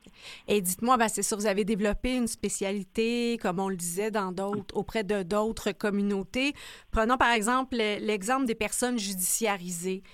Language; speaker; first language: French; native; French